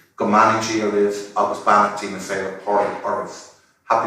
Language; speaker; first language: Irish; non-native, local second language; English